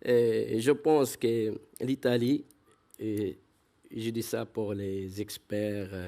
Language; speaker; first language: French; non-native, fluent; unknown